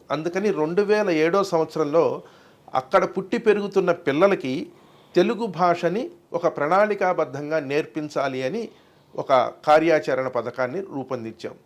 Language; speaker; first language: Telugu; native; Telugu